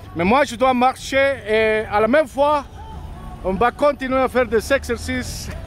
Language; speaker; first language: French; non-native, learner; Spanish